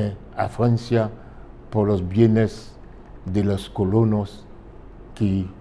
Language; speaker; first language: Spanish; non-native, fluent; French